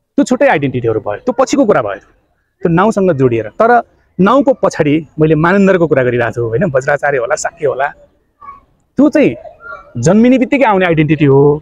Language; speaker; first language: Nepali; non-native, local second language; Newari